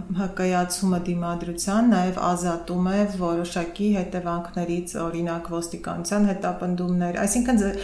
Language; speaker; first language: Armenian; native; Armenian